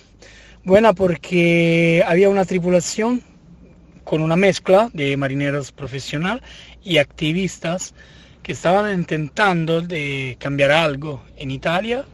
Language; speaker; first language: Spanish; non-native, fluent; Italian